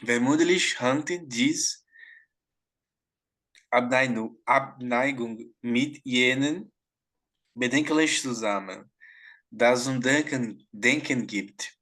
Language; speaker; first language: German; non-native, learner; Portuguese